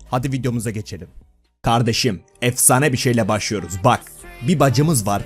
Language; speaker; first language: Turkish; native; Turkish